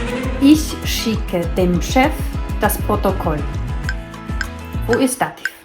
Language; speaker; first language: German; non-native, fluent; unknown